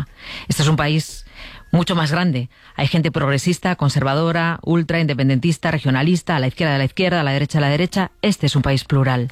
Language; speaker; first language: Spanish; native; Spanish